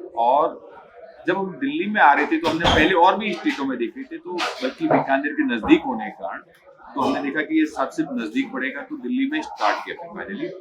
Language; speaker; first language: Hindi; native; Hindi